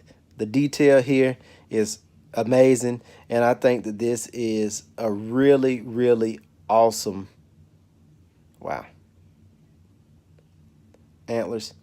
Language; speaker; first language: English; native; English